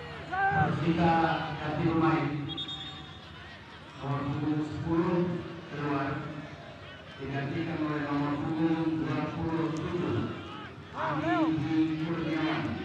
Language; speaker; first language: Indonesian; native; Indonesian